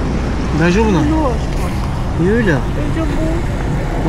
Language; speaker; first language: Japanese; native; Japanese